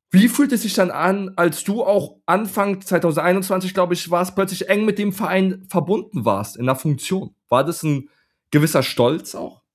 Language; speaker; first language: German; native; German